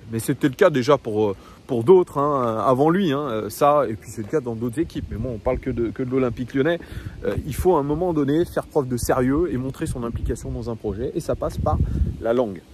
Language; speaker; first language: French; native; French